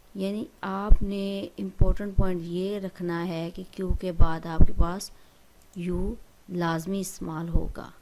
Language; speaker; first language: Urdu; native; Urdu